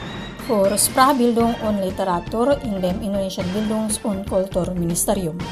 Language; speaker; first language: German; non-native, fluent; Indonesian